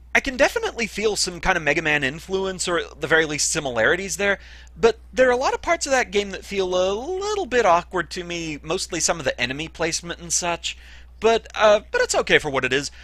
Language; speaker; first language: English; native; English